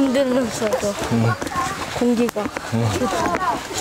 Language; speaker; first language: Korean; non-native, learner; Vietnamese